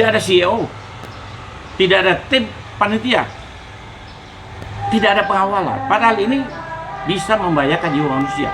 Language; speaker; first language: Indonesian; native; Indonesian